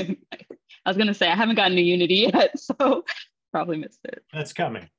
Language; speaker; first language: English; native; English